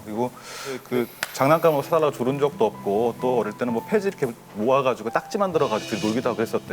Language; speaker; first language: Korean; native; Korean